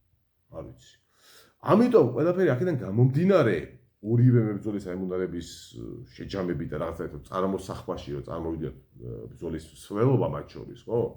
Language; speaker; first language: Georgian; native; Georgian